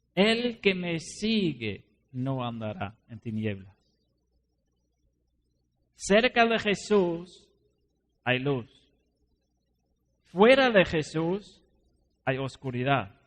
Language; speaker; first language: Spanish; non-native, fluent; Dutch